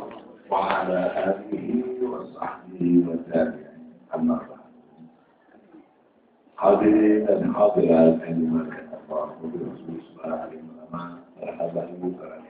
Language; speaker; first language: Arabic; non-native, learner; Indonesian